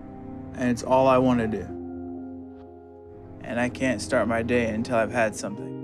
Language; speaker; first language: English; native; English